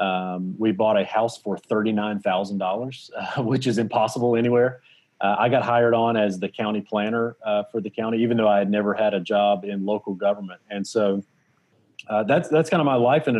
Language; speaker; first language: English; native; English